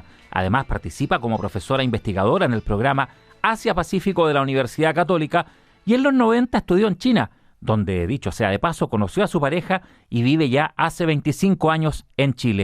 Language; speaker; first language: Spanish; native; Spanish